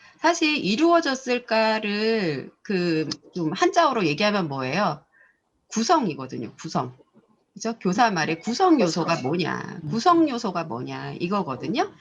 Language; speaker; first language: Korean; native; Korean